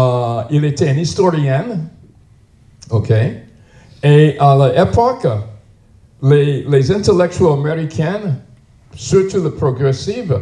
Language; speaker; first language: French; non-native, learner; English